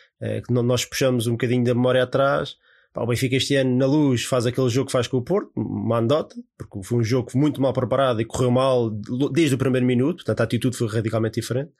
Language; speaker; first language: Portuguese; native; Portuguese